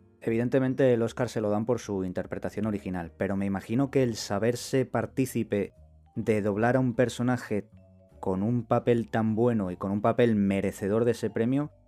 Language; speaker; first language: Spanish; native; Spanish